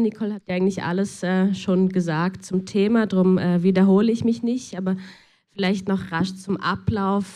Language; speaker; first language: German; native; German